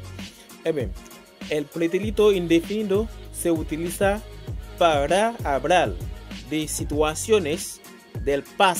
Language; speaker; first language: Spanish; non-native, fluent; Haitian Creole